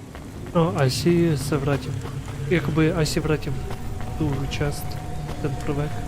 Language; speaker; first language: Czech; non-native, local second language; Ukrainian